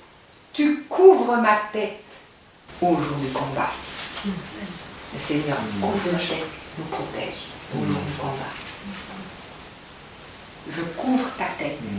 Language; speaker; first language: French; native; French